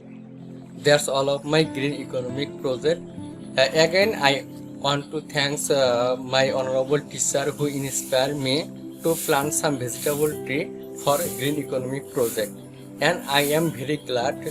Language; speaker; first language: English; non-native, learner; Bangla